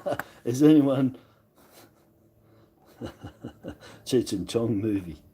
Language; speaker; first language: English; native; English